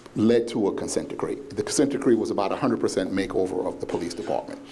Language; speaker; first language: English; native; English